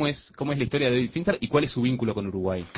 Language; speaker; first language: Spanish; native; Spanish